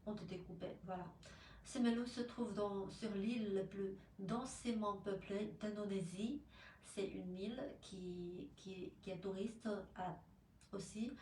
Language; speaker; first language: French; non-native, fluent; Chinese